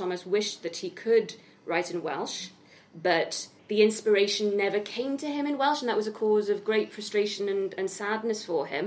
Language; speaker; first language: English; native; English